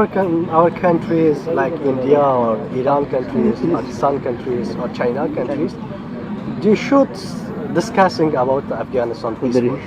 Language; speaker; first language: English; non-native, learner; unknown